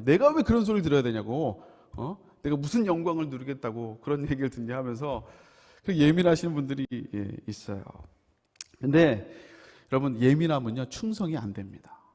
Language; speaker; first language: Korean; native; Korean